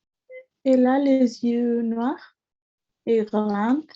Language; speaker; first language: French; non-native, learner; Spanish